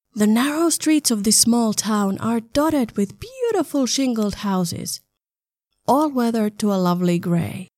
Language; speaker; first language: English; non-native, fluent; Finnish